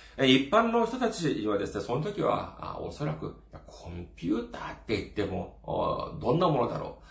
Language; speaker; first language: Japanese; non-native, fluent; Korean